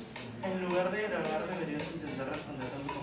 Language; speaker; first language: Spanish; native; Spanish